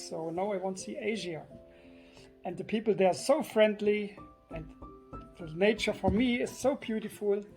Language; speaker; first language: English; non-native, fluent; German